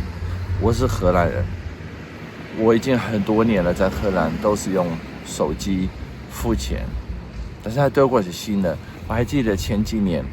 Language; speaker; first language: Chinese; non-native, fluent; Dutch